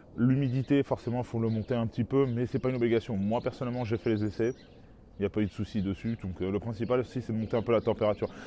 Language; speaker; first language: French; native; French